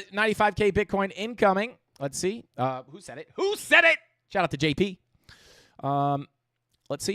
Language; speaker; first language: English; native; English